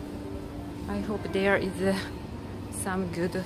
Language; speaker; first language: English; non-native, learner; Japanese